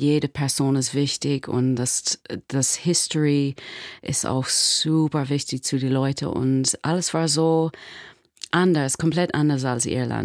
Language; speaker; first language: German; non-native, fluent; English